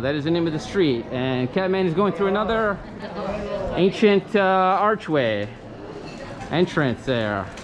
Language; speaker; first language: English; native; English